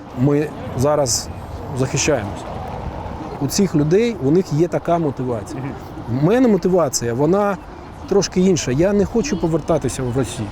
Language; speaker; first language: Ukrainian; native; Ukrainian